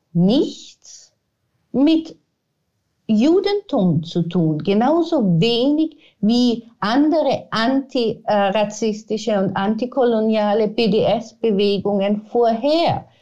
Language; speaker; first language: German; non-native, fluent; Italian